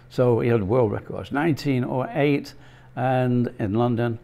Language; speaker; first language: English; native; English